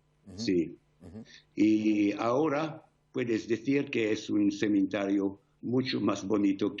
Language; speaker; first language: Spanish; non-native, fluent; English